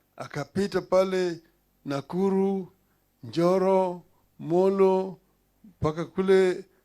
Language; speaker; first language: Swahili; non-native, local second language; Luo (Kenya and Tanzania)